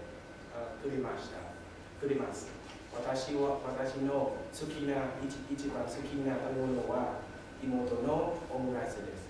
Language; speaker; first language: Japanese; non-native, learner; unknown